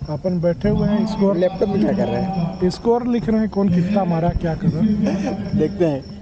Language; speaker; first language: Hindi; native; Hindi